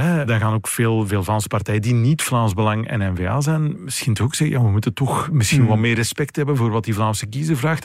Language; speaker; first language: Dutch; native; Dutch